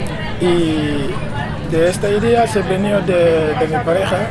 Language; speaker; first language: Spanish; non-native, learner; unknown